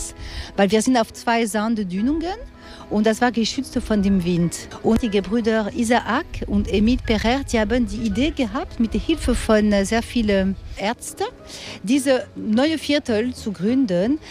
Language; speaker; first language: German; non-native, fluent; French